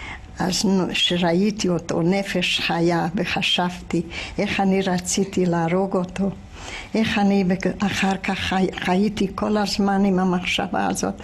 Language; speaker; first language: Hebrew; non-native, fluent; Hungarian